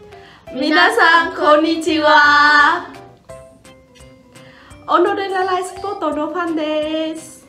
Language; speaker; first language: Japanese; non-native, learner; Vietnamese